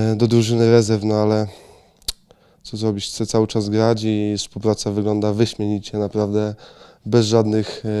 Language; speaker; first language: Polish; native; Polish